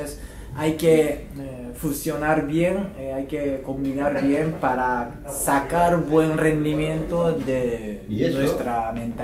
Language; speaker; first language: Spanish; non-native, fluent; Japanese